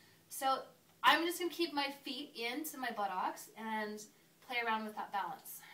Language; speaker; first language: English; native; English